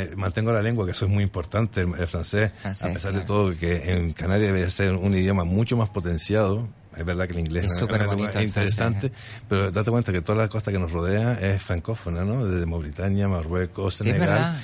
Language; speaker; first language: Spanish; early bilingual, other home language; French